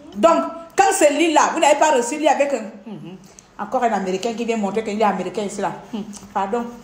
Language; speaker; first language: French; non-native, local second language; Fang